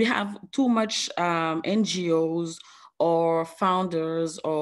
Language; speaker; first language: English; non-native, learner; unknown